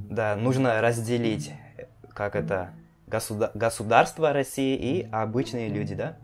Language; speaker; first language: Russian; non-native, fluent; Portuguese